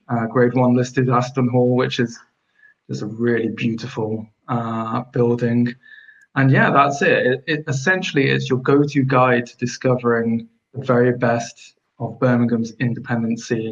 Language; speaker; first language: English; native; English